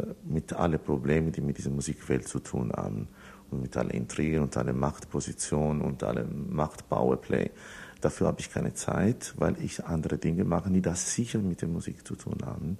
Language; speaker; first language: German; non-native, fluent; Italian